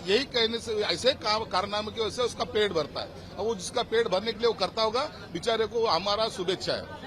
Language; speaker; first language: Hindi; non-native, local second language; Marathi